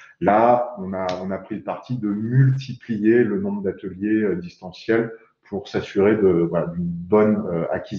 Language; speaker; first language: French; native; French